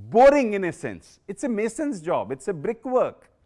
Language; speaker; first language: English; non-native, local second language; Punjabi